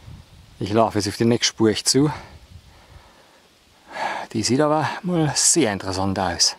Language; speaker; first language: German; native; German